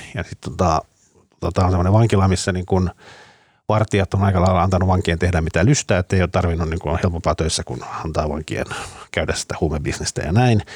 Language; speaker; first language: Finnish; early bilingual, other home language; Danish